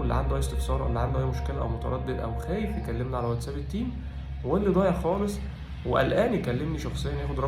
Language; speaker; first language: Arabic; native; Arabic